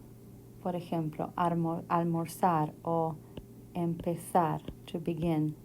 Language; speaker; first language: Spanish; non-native, fluent; English